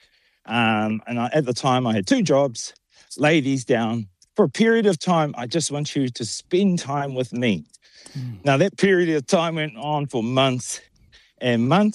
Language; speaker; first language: English; native; English